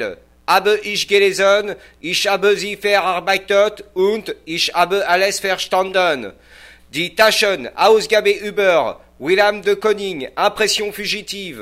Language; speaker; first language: German; non-native, learner; French